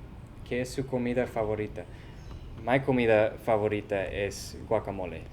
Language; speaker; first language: Spanish; non-native, fluent; English